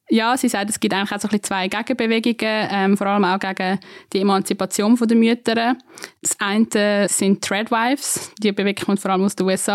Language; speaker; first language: German; native; German